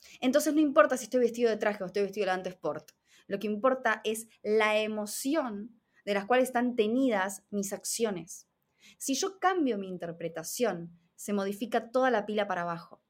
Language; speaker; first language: Spanish; native; Spanish